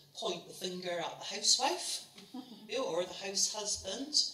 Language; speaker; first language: English; native; English